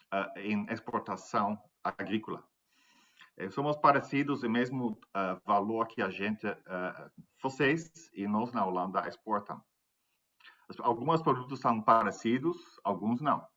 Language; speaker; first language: Portuguese; non-native, fluent; Dutch